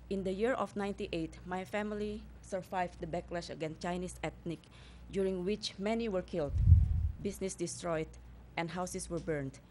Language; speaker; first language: English; non-native, fluent; Indonesian